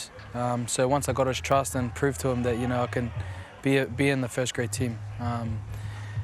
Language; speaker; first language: English; native; English